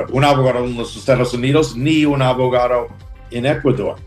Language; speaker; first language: Spanish; non-native, learner; English